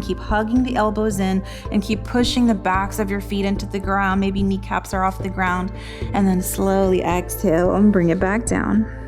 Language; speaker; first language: English; native; English